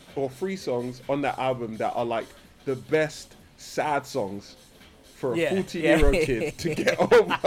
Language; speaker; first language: English; native; English